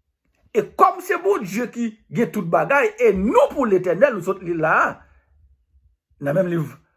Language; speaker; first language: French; non-native, local second language; Haitian Creole